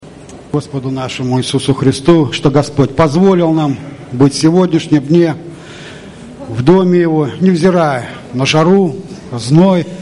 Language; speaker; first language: Russian; native; Russian